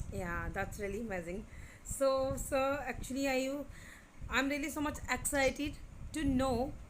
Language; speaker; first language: English; non-native, local second language; Hindi